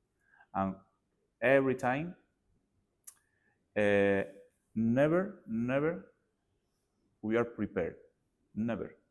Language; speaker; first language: English; non-native, learner; Spanish